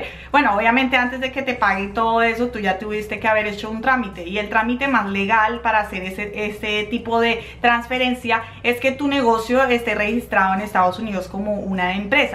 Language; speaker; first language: Spanish; native; Spanish